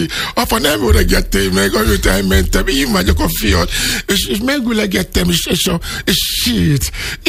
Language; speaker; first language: Hungarian; non-native, learner; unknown